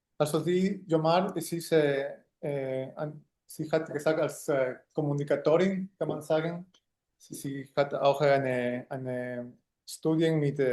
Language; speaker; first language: German; non-native, fluent; Spanish